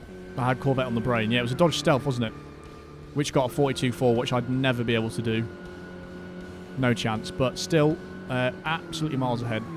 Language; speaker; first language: English; native; English